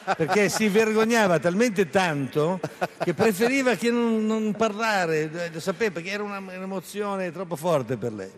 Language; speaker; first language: Italian; native; Italian